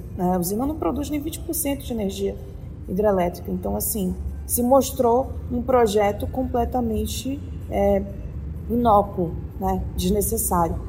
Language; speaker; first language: Portuguese; native; Portuguese